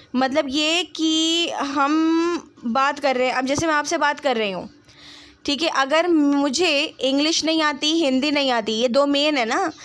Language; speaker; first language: Hindi; non-native, local second language; Punjabi